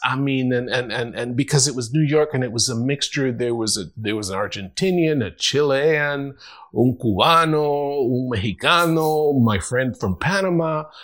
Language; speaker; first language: English; non-native, fluent; Spanish